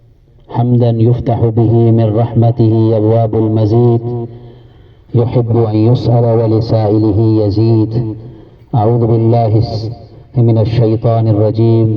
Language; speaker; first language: Arabic; non-native, fluent; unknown